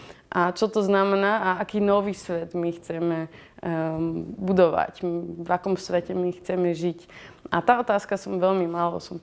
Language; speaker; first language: Slovak; non-native, fluent; Dutch